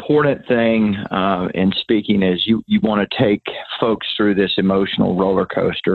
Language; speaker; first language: English; native; English